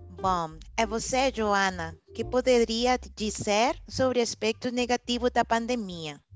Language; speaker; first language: Portuguese; non-native, learner; Spanish